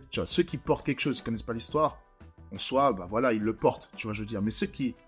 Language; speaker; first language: French; native; French